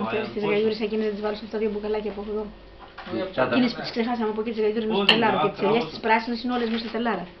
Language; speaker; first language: Greek; native; Greek